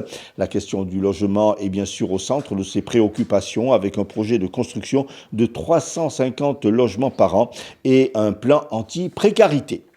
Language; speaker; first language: French; native; French